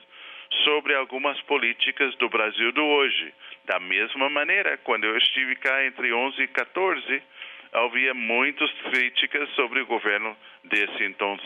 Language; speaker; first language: Portuguese; non-native, fluent; Spanish